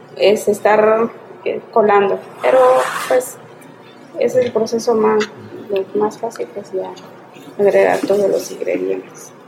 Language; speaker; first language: Spanish; native; Spanish